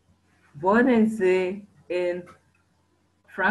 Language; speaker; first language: German; non-native, learner; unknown